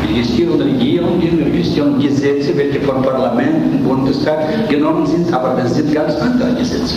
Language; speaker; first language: German; non-native, fluent; Russian